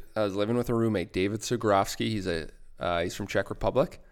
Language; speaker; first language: English; native; English